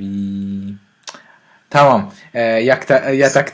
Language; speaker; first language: Turkish; non-native, learner; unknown